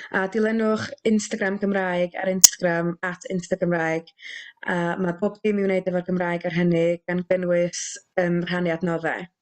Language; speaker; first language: Welsh; native; Welsh